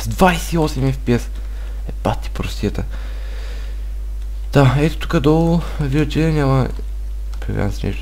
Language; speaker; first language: Bulgarian; native; Bulgarian